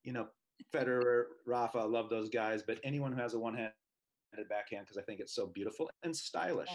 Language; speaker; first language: English; native; English